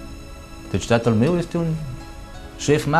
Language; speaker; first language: Romanian; non-native, fluent; German